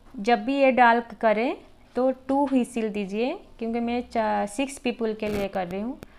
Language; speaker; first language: Hindi; non-native, local second language; Odia